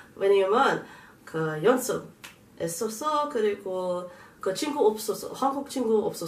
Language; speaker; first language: Korean; non-native, learner; English